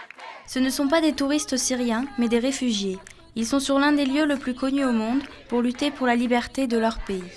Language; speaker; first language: French; native; French